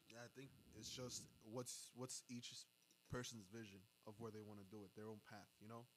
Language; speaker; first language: English; early bilingual, other home language; Spanish